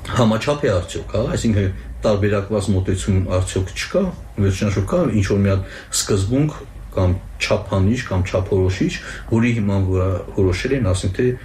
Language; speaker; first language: Armenian; native; Armenian